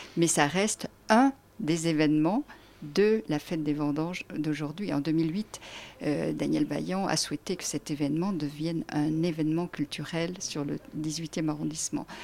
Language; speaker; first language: French; native; French